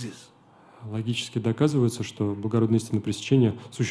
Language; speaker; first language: Russian; native; Russian